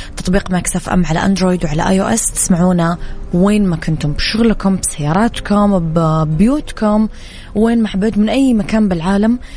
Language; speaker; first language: Arabic; native; Arabic